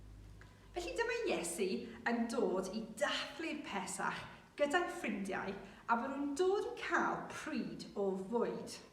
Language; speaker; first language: Welsh; non-native, local second language; English